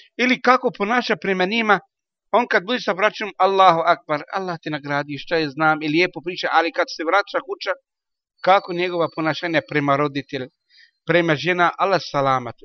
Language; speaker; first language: Bosnian; non-native, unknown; Arabic